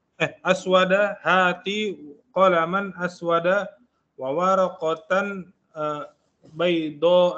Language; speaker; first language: Arabic; non-native, learner; Indonesian